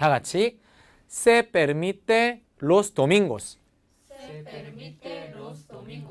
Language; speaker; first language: Spanish; non-native, fluent; Korean